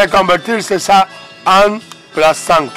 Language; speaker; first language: French; non-native, learner; Spanish